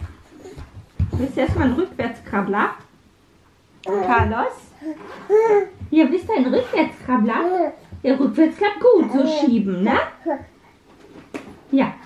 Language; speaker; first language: German; native; German